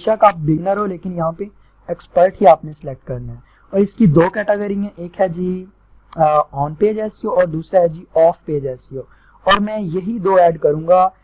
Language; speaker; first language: Urdu; non-native, local second language; Punjabi